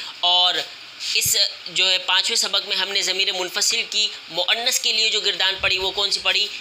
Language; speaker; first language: Urdu; native; Urdu